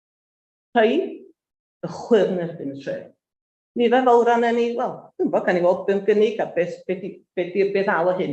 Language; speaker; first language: Welsh; native; Welsh